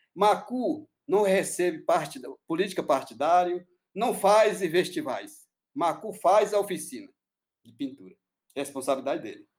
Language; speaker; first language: Portuguese; non-native, local second language; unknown